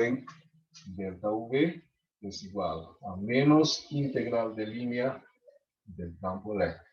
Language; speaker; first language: Spanish; native; Spanish